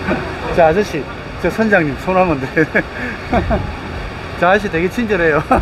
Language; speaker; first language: Korean; native; Korean